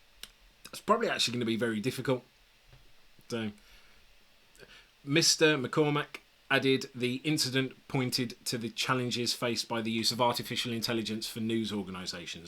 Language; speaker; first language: English; native; English